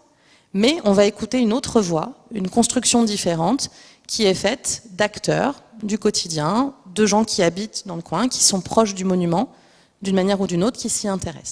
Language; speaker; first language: French; native; French